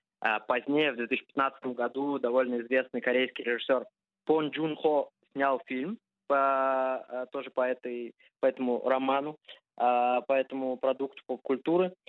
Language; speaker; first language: Russian; early bilingual, heritage; Russian